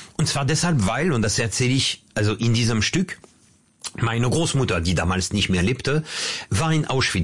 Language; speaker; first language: German; non-native, fluent; French